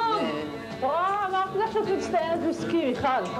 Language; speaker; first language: Hebrew; native; Hebrew